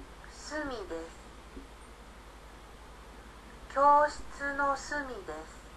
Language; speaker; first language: Japanese; non-native, learner; Indonesian